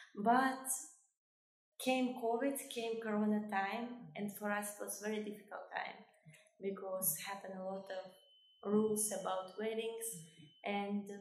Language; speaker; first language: English; non-native, fluent; Albanian